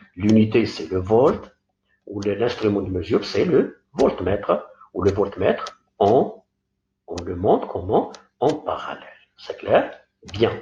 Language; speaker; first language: French; non-native, local second language; Arabic